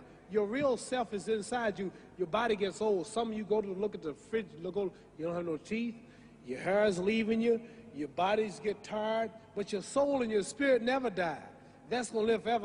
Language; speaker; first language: English; native; English